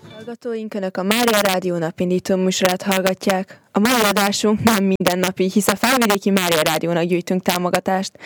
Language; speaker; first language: Hungarian; native; Hungarian